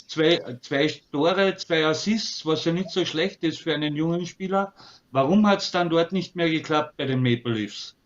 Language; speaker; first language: German; native; German